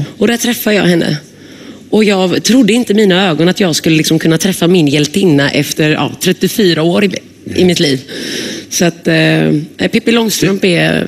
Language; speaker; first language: Swedish; early bilingual, other home language; Greek